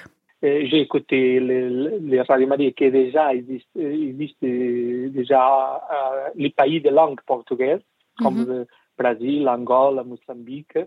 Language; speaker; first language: French; non-native, learner; Portuguese